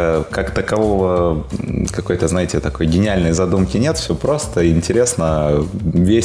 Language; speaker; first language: Russian; native; Russian